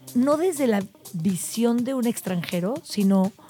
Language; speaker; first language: Spanish; native; Spanish